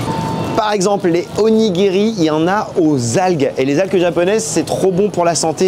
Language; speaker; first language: French; native; French